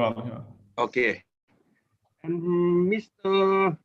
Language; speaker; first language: English; non-native, fluent; Thai